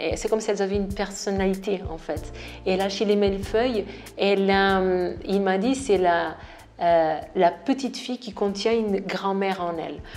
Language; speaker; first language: French; non-native, fluent; Portuguese